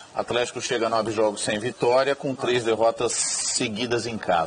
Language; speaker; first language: Portuguese; native; Portuguese